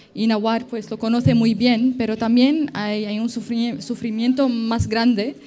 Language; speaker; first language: Spanish; non-native, fluent; Arabic